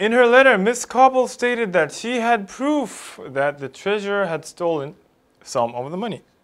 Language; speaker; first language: English; non-native, fluent; Korean